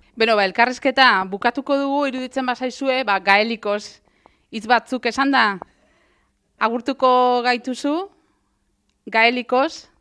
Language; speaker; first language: Basque; native; Basque